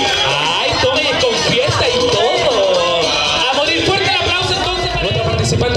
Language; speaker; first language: Spanish; native; Spanish